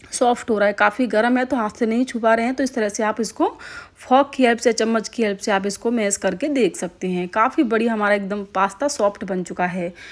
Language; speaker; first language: Hindi; native; Hindi